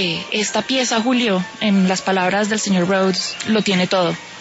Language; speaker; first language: Spanish; native; Spanish